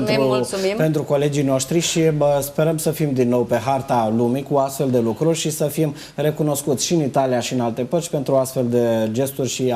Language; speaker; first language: Romanian; native; Romanian